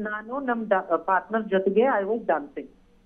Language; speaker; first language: Kannada; non-native, learner; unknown